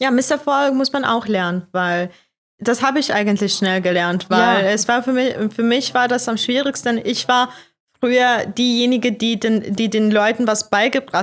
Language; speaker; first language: German; non-native, fluent; Croatian